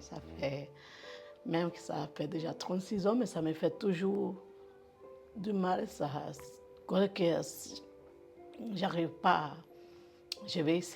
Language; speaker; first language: French; non-native, learner; Portuguese